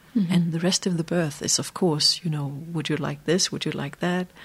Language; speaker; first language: English; non-native, fluent; Danish